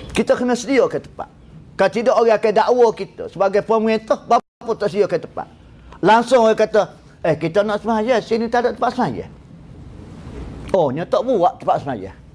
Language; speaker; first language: Malay; native; Malay